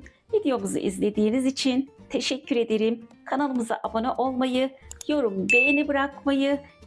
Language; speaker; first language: Turkish; native; Turkish